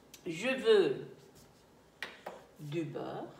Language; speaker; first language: French; non-native, fluent; Dutch